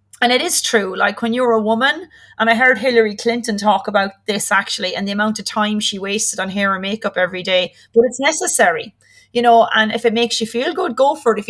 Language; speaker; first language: English; native; English